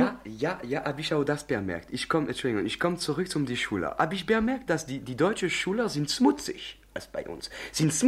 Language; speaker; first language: German; non-native, learner; French